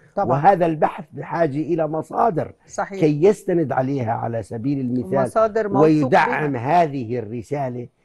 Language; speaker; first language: Arabic; native; Arabic